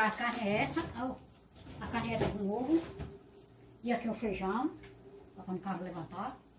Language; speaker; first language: Portuguese; native; Portuguese